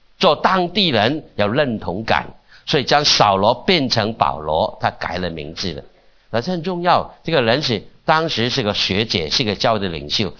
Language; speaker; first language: Chinese; non-native, local second language; Cantonese